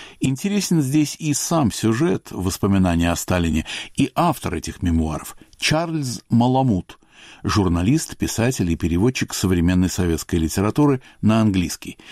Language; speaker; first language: Russian; native; Russian